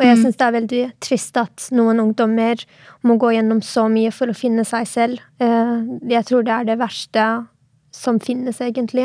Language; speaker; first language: Norwegian; early bilingual, other home language; Arabic